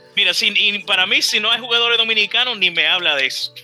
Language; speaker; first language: Spanish; early bilingual, heritage; Spanish